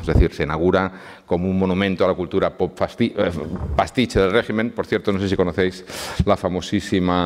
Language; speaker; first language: Spanish; native; Spanish